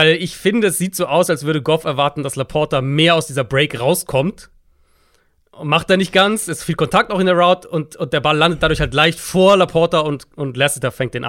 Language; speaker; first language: German; native; German